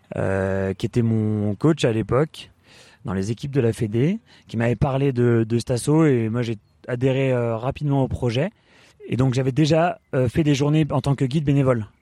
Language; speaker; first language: French; native; French